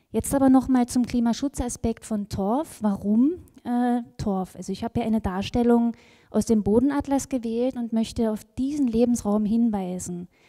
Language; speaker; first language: German; native; German